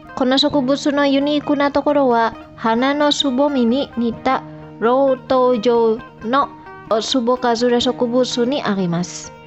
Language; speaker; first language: Japanese; non-native, fluent; Indonesian